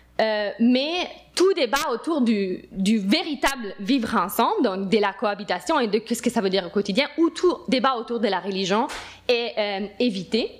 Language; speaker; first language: French; non-native, fluent; Italian